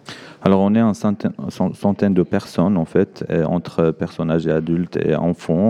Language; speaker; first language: French; non-native, fluent; Arabic